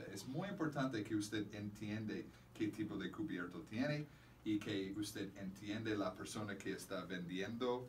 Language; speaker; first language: Spanish; non-native, fluent; English